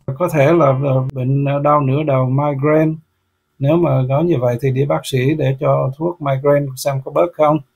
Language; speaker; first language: Vietnamese; native; Vietnamese